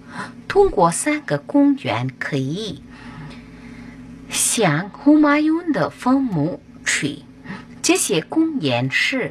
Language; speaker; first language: Chinese; non-native, fluent; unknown